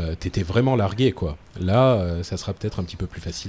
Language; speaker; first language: French; native; French